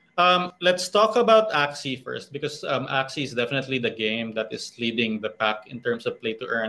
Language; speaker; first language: English; non-native, local second language; Filipino